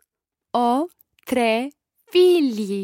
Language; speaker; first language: Italian; non-native, learner; English